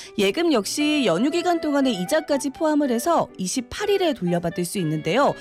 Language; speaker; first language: Korean; native; Korean